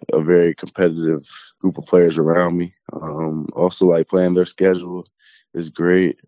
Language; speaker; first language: English; native; English